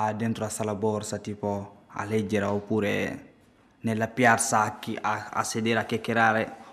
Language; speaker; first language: Italian; non-native, learner; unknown